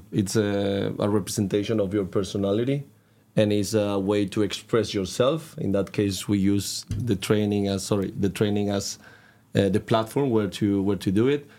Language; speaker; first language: English; non-native, fluent; Spanish